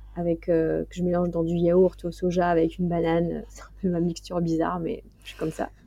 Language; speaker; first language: French; native; French